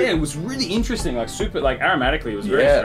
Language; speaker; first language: English; native; English